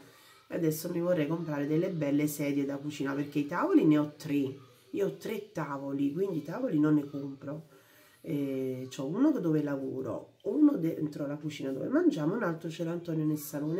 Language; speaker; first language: Italian; native; Italian